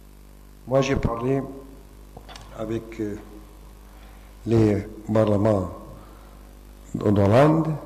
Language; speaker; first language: French; non-native, fluent; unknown